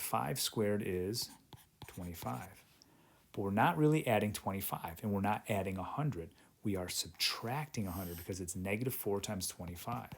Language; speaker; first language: English; native; English